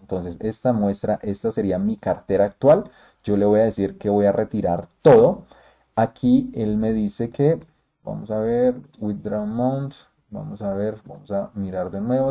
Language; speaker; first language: Spanish; native; Spanish